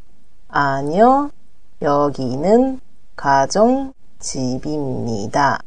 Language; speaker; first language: Korean; non-native, learner; Japanese